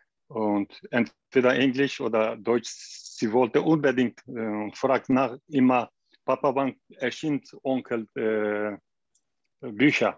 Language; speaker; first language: German; non-native, learner; Turkish